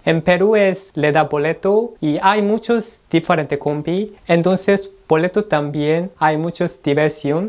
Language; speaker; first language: Spanish; non-native, learner; Korean